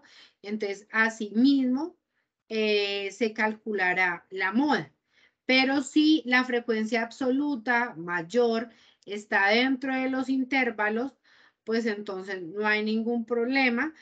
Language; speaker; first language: Spanish; native; Spanish